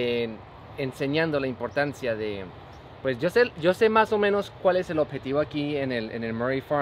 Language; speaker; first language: Spanish; native; Spanish